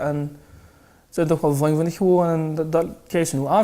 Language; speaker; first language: Dutch; native; Dutch